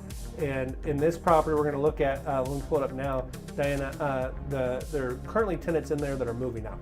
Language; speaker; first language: English; native; English